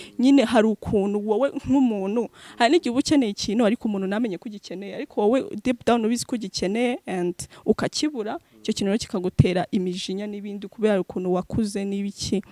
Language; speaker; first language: Kinyarwanda; native; Kinyarwanda